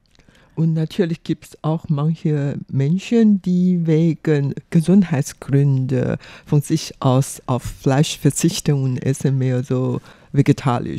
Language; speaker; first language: German; non-native, fluent; Chinese